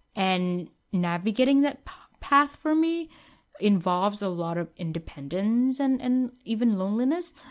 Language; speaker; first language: English; non-native, fluent; Vietnamese